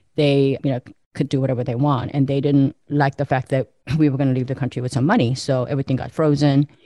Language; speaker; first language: English; early bilingual, other home language; Korean